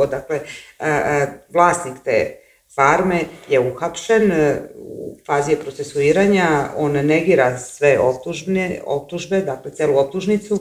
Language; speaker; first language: Serbian; native; Serbian